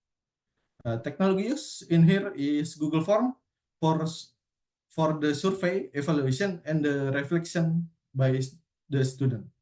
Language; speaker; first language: English; non-native, learner; Indonesian